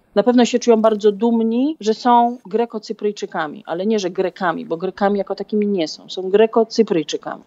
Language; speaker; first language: Polish; native; Polish